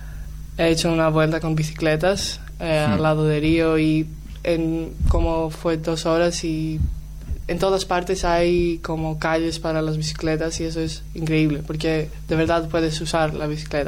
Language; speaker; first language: Spanish; non-native, learner; Greek